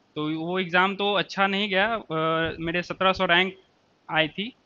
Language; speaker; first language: Hindi; native; Hindi